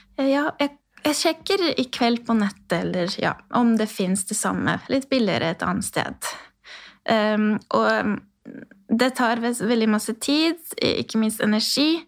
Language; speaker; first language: Norwegian; non-native, fluent; Hungarian